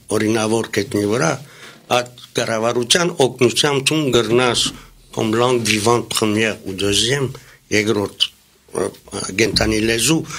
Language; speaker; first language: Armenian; early bilingual, heritage; Armenian